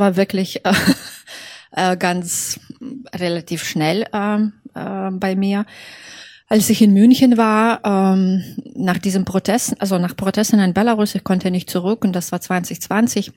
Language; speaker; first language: German; non-native, fluent; Russian